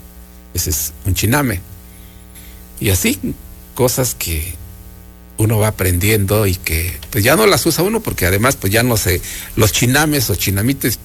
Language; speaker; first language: Spanish; native; Spanish